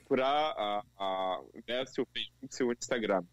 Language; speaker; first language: Portuguese; non-native, fluent; French